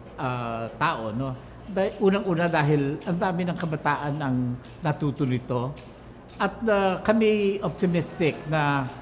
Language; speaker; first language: Filipino; native; Filipino